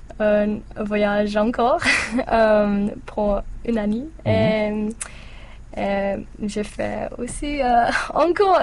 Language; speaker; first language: French; non-native, learner; English